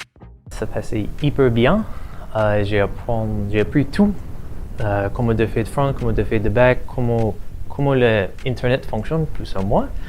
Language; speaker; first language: French; non-native, learner; English